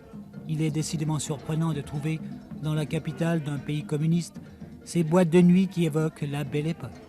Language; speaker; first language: French; native; French